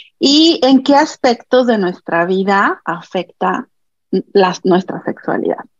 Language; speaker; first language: Spanish; native; Spanish